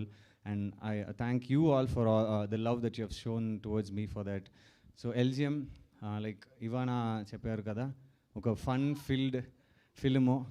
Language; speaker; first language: Telugu; non-native, learner; Tamil